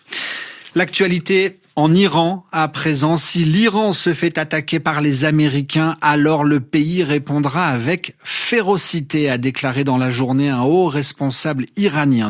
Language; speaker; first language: French; native; French